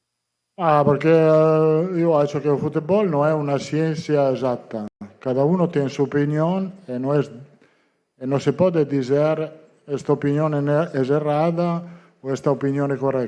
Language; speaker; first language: Portuguese; non-native, learner; Italian